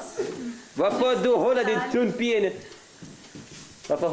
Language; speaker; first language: Danish; non-native, learner; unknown